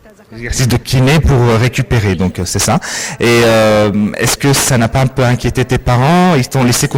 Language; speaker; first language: French; native; French